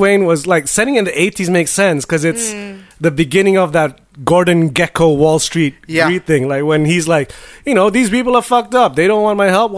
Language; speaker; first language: English; native; English